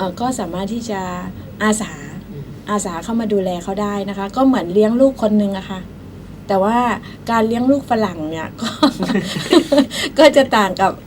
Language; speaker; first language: Thai; native; Thai